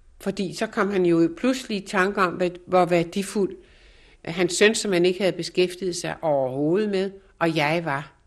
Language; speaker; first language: Danish; native; Danish